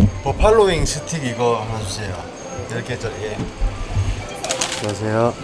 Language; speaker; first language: Korean; native; Korean